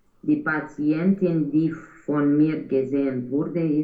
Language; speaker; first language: German; non-native, learner; Romanian